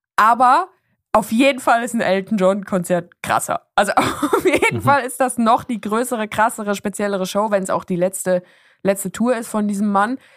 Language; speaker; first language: German; native; German